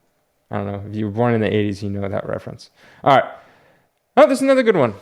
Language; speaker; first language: English; native; English